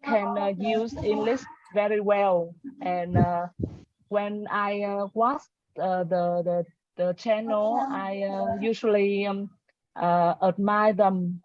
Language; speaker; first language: English; non-native, learner; Vietnamese